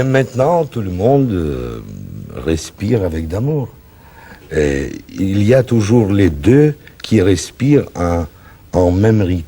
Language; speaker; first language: French; non-native, learner; Russian